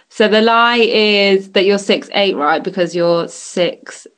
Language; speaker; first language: English; native; English